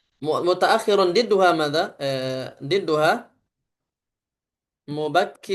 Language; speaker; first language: Arabic; non-native, fluent; Indonesian